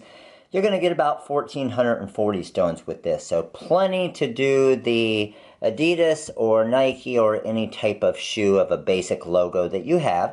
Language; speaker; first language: English; native; English